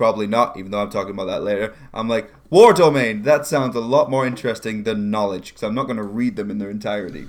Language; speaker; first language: English; native; English